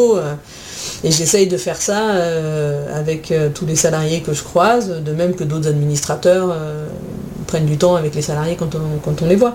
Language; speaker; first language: French; native; French